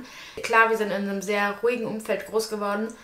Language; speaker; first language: German; native; German